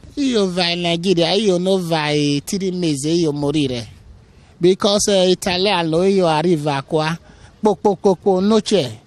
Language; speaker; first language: Italian; non-native, learner; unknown